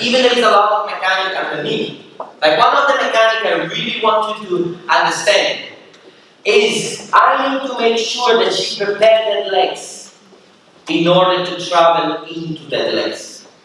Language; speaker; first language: English; non-native, fluent; Italian